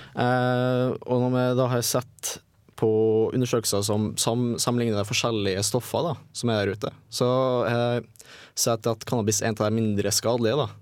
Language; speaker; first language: Norwegian; native; Norwegian